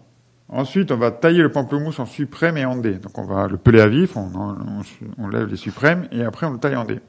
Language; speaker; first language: French; native; French